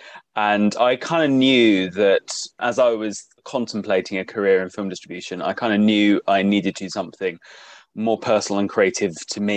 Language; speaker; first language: English; native; English